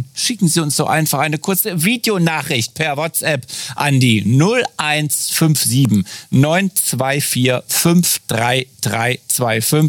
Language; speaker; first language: German; native; German